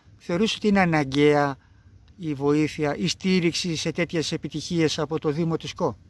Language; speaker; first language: Greek; native; Greek